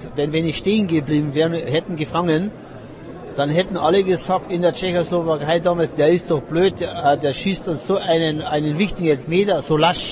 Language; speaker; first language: German; native; German